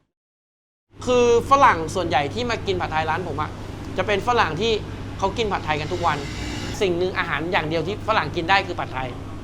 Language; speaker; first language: Thai; native; Thai